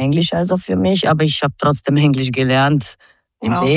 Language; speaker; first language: German; non-native, fluent; Croatian